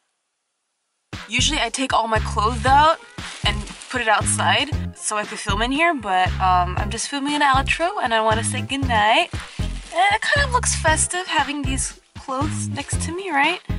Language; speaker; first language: English; native; English